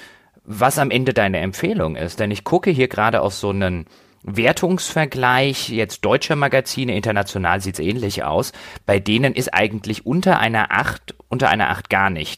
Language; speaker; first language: German; native; German